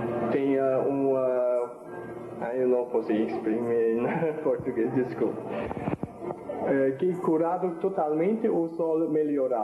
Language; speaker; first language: Portuguese; non-native, learner; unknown